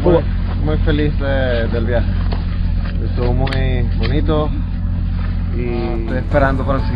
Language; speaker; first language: Spanish; native; Spanish